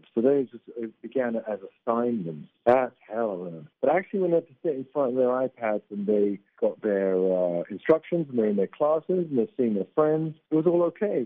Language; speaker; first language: English; native; English